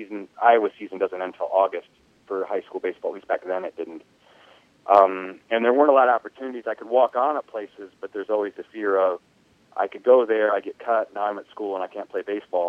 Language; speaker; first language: English; native; English